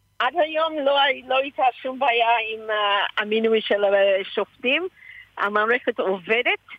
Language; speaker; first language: Hebrew; early bilingual, heritage; Hebrew